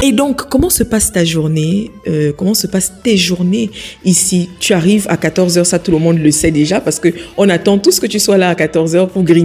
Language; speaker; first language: French; native; French